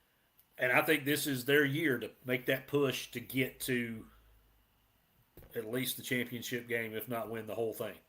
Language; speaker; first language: English; native; English